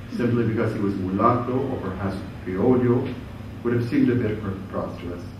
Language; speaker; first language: English; native; English